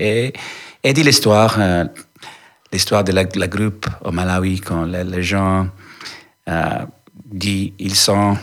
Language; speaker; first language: French; non-native, learner; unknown